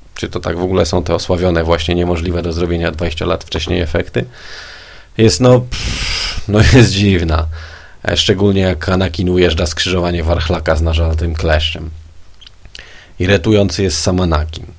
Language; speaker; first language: Polish; native; Polish